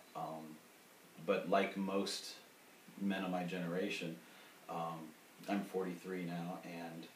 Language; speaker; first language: English; native; English